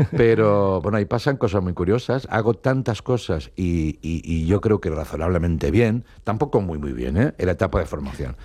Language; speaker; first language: Spanish; non-native, local second language; Catalan